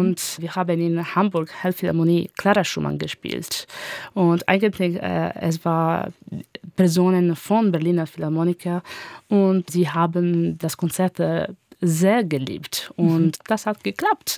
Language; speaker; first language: German; non-native, learner; Italian